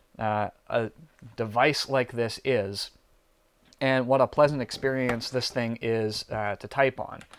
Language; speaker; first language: English; native; English